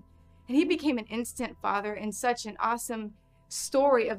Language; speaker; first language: English; native; English